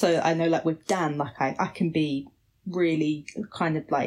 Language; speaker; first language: English; native; English